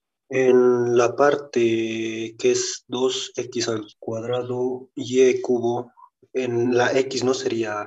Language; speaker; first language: Spanish; native; Spanish